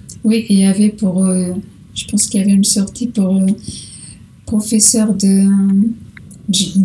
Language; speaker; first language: French; non-native, learner; Portuguese